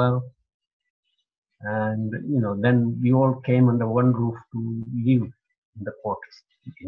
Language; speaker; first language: English; non-native, local second language; Gujarati